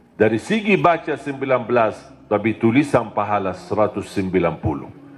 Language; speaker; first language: Malay; non-native, fluent; Arabic